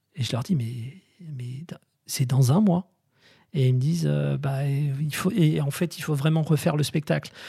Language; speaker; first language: French; native; French